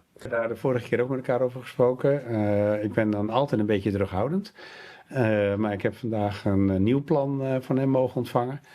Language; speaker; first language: Dutch; native; Dutch